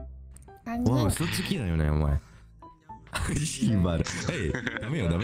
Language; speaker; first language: Japanese; non-native, learner; Indonesian